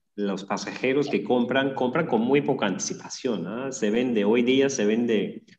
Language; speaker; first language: Spanish; non-native, fluent; English